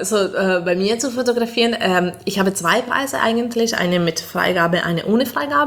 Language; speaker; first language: German; non-native, fluent; Italian